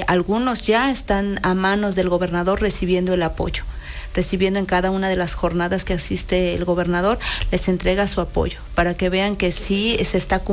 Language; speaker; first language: Spanish; native; Spanish